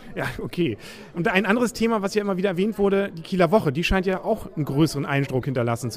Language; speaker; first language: German; native; German